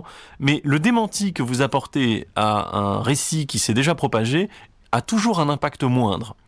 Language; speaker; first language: French; native; French